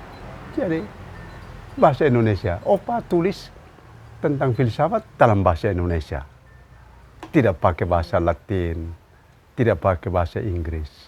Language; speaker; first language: Indonesian; non-native, local second language; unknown